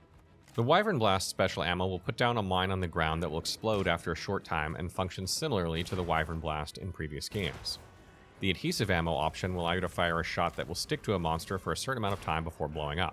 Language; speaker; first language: English; native; English